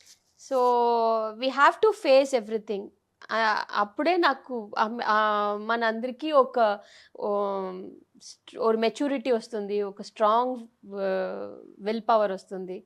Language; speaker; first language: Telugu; non-native, fluent; Tamil